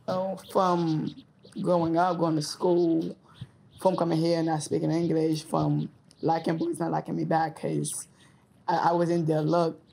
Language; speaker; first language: English; early bilingual, other home language; Haitian Creole